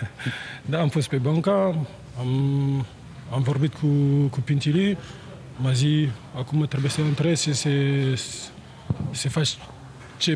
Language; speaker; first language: Romanian; non-native, learner; French